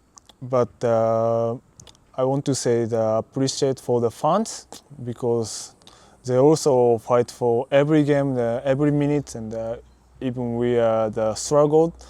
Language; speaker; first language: English; non-native, learner; Japanese